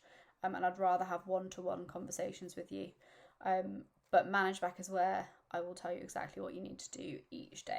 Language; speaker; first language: English; native; English